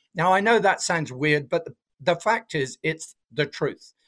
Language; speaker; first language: English; native; English